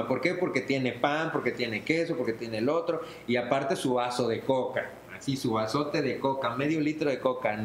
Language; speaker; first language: Spanish; native; Spanish